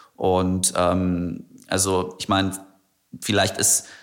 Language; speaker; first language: German; native; German